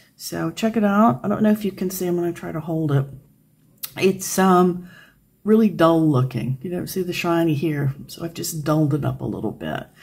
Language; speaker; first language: English; native; English